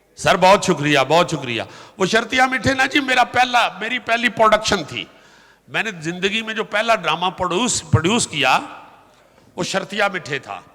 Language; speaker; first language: Urdu; non-native, local second language; Punjabi